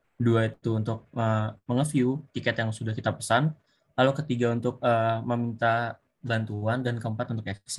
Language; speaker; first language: Indonesian; native; Indonesian